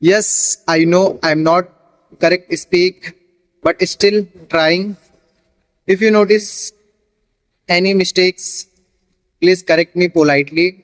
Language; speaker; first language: English; non-native, learner; Hindi